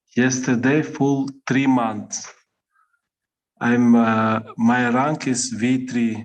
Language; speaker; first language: English; non-native, learner; Russian